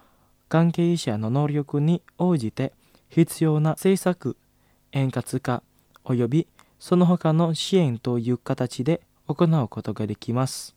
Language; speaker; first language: Japanese; non-native, fluent; Indonesian